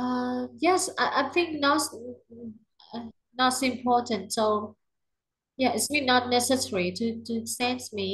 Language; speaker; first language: English; non-native, learner; Vietnamese